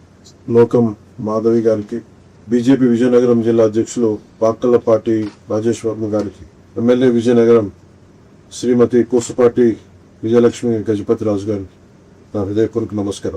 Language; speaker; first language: Telugu; native; Telugu